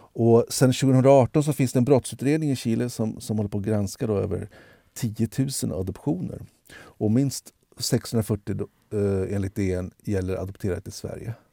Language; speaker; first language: Swedish; native; Swedish